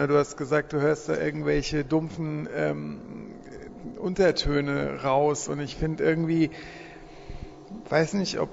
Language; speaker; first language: German; native; German